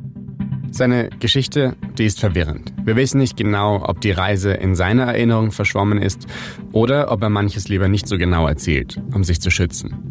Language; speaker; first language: German; native; German